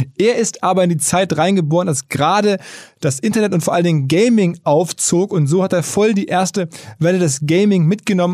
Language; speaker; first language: German; native; German